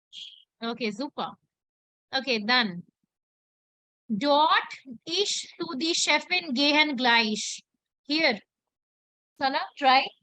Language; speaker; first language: German; non-native, learner; Hindi